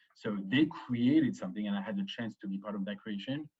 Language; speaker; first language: English; early bilingual, other home language; French